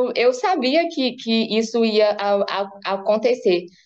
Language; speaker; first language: Portuguese; native; Portuguese